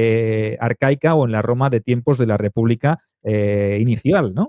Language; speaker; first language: Spanish; native; Spanish